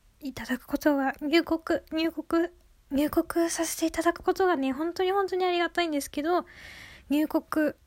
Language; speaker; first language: Japanese; native; Japanese